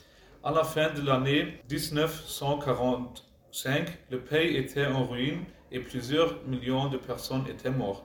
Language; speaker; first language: French; non-native, learner; German